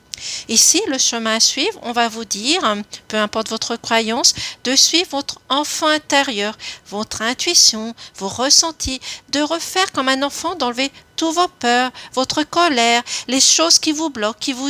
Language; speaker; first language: French; native; French